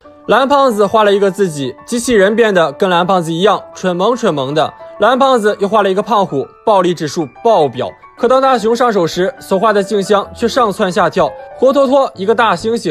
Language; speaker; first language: Chinese; native; Chinese